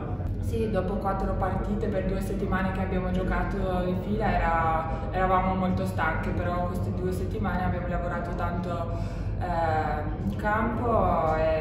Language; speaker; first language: Italian; non-native, fluent; Albanian